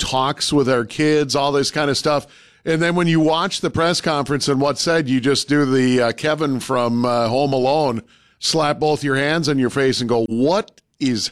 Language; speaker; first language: English; native; English